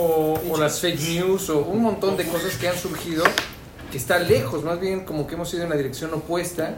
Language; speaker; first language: Spanish; native; Spanish